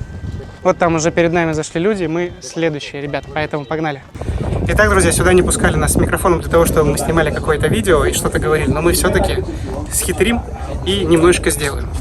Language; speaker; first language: Russian; native; Russian